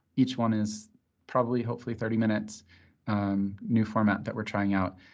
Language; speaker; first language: English; native; English